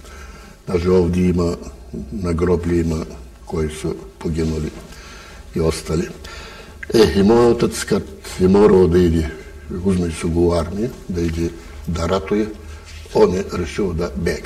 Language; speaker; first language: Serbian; early bilingual, heritage; Bulgarian